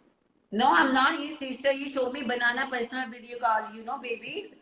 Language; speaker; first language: English; non-native, learner; Hindi